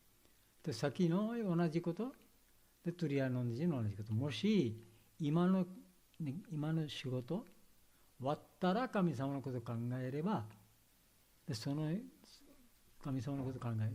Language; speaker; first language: Japanese; non-native, learner; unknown